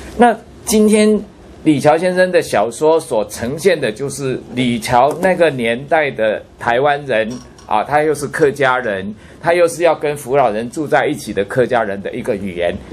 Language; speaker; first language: Chinese; non-native, local second language; Hakka Chinese